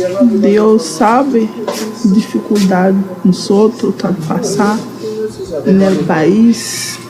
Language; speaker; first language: Portuguese; non-native, learner; Haitian Creole